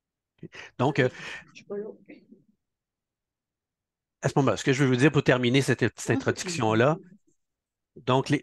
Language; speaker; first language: French; native; French